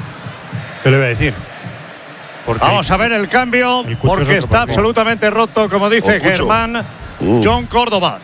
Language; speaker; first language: Spanish; native; Spanish